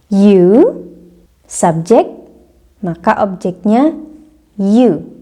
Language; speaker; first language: English; non-native, learner; Indonesian